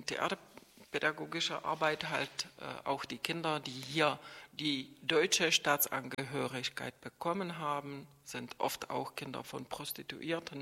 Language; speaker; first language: German; non-native, fluent; Czech